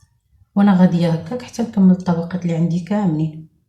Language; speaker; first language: Arabic; native; Arabic